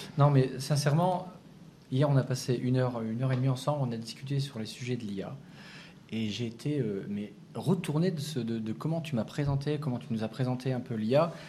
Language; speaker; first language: French; native; French